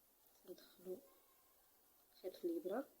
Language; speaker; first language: Arabic; native; Arabic